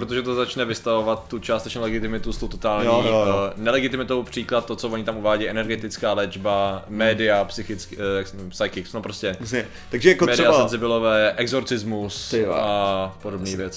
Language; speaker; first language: Czech; native; Czech